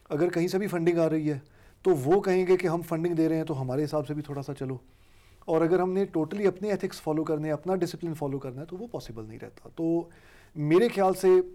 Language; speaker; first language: Hindi; non-native, local second language; Punjabi